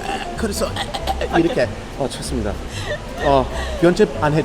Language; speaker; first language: Korean; non-native, learner; English